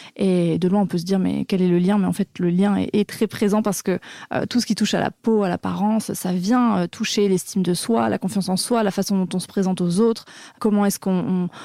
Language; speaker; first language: French; native; French